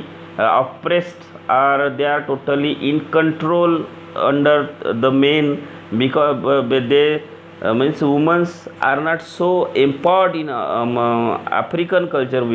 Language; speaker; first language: English; non-native, local second language; Marathi